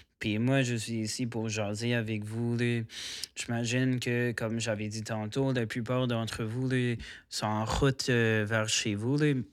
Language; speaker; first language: French; non-native, local second language; English